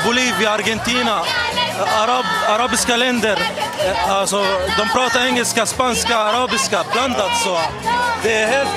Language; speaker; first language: Swedish; non-native, learner; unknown